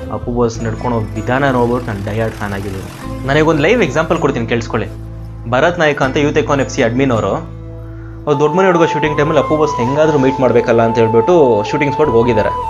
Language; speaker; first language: Kannada; non-native, local second language; Telugu